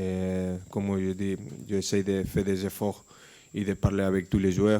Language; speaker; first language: French; non-native, fluent; Spanish